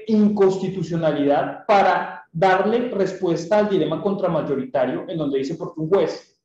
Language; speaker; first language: Spanish; native; Spanish